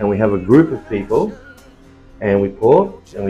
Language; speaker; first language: English; native; English